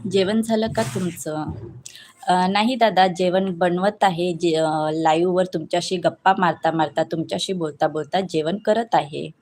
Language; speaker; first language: Hindi; non-native, local second language; Marathi